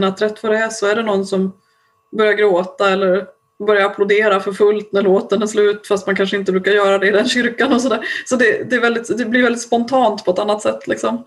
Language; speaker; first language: Swedish; native; Swedish